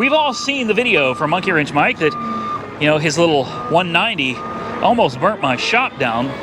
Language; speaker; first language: English; native; English